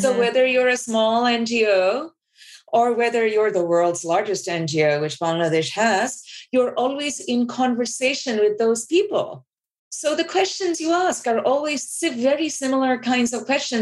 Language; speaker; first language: English; non-native, local second language; Bangla